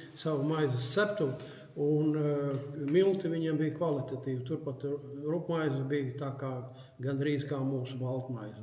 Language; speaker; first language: Latvian; native; Latvian